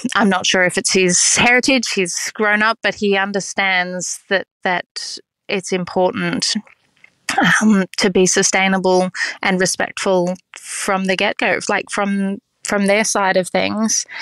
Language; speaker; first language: English; native; English